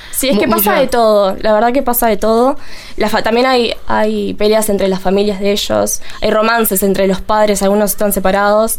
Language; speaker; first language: Spanish; native; Spanish